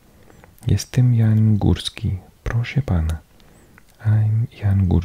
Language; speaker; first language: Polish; non-native, learner; English